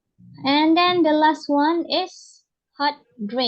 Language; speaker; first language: English; non-native, fluent; Indonesian